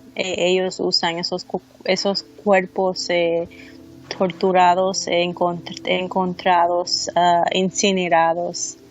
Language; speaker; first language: Spanish; early bilingual, heritage; Spanish